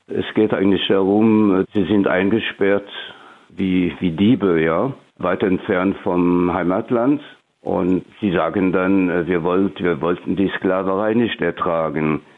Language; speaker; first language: German; non-native, local second language; Luxembourgish